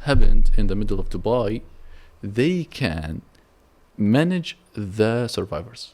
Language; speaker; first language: English; non-native, fluent; Arabic